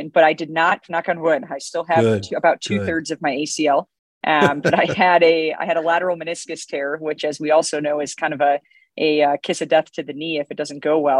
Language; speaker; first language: English; native; English